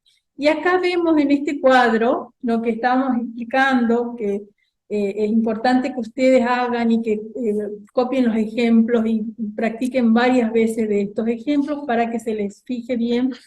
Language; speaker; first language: Spanish; native; Spanish